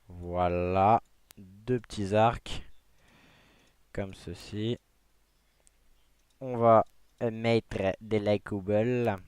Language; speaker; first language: French; native; French